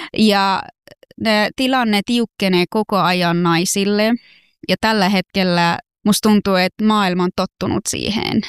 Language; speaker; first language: Finnish; non-native, fluent; Persian